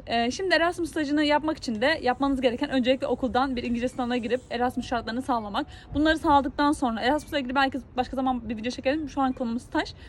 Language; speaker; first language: Turkish; native; Turkish